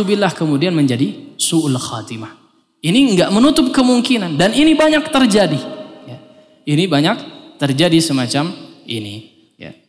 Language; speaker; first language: Indonesian; native; Indonesian